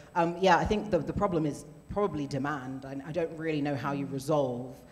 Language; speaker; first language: English; native; English